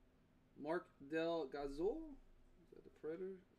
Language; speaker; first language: English; native; English